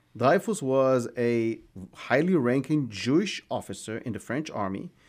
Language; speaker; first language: English; non-native, fluent; Hebrew